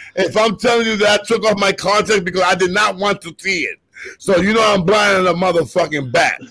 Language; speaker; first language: English; early bilingual, other home language; Spanish